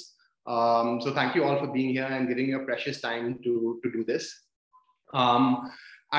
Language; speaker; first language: English; non-native, local second language; Hindi